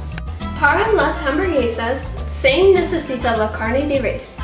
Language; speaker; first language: Spanish; non-native, learner; English